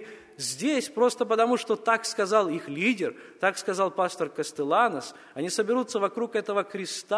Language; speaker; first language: Russian; native; Russian